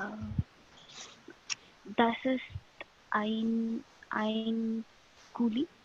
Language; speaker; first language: German; non-native, learner; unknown